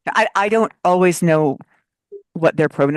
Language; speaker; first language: English; native; English